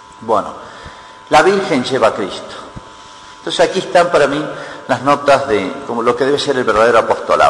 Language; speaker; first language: Spanish; native; Spanish